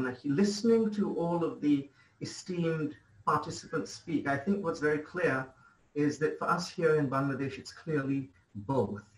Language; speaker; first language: English; non-native, local second language; Bangla